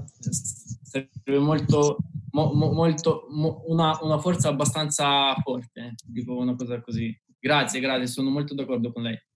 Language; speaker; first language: Italian; non-native, fluent; Russian